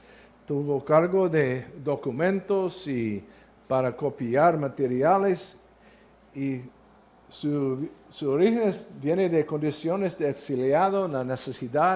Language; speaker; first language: Spanish; non-native, learner; English